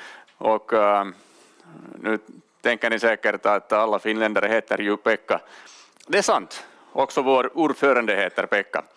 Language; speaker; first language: Swedish; non-native, local second language; Finnish